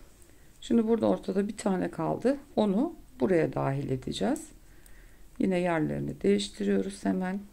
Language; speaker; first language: Turkish; native; Turkish